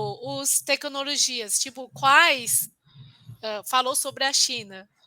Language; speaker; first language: Portuguese; non-native, fluent; Chinese